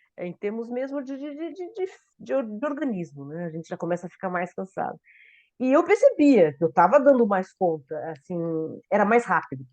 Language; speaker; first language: Portuguese; native; Portuguese